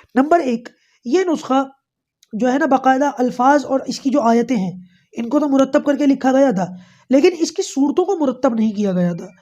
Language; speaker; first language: Urdu; native; Urdu